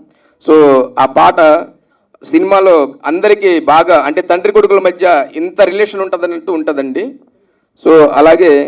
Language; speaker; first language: Telugu; native; Telugu